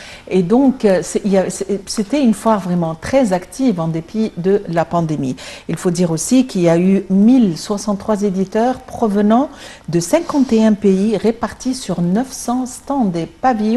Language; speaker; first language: French; non-native, fluent; Arabic